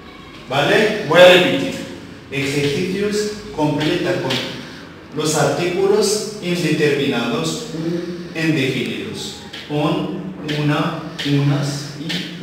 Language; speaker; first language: Spanish; non-native, fluent; Arabic